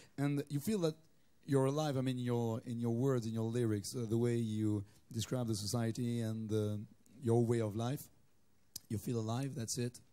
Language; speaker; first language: English; non-native, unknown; French